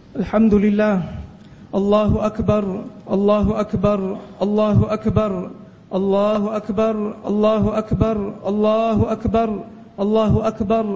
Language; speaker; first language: Arabic; non-native, fluent; Malay